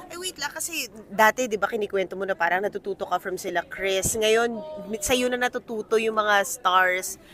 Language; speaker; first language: Filipino; native; Filipino